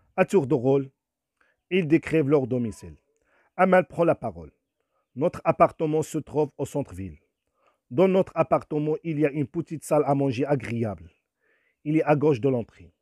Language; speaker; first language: French; non-native, local second language; Arabic